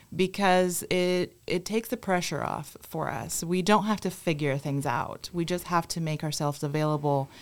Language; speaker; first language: English; non-native, fluent; Spanish